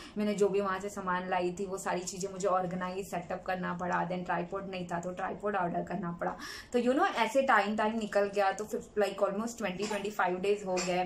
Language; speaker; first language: Hindi; native; Hindi